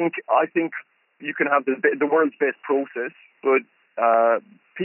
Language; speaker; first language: English; native; English